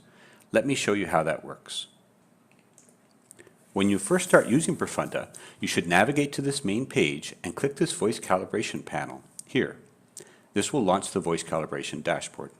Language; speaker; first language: English; native; English